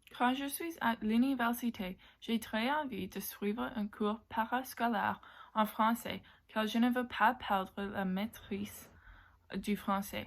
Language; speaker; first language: French; non-native, local second language; English